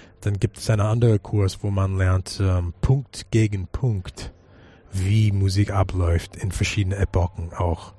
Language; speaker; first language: German; non-native, fluent; English